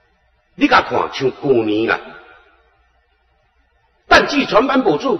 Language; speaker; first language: Chinese; native; Chinese